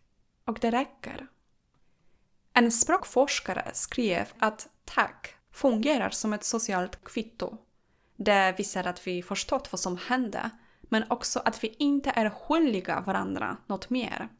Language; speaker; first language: Swedish; non-native, fluent; Polish